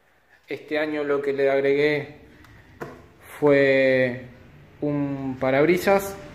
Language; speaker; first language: Spanish; native; Spanish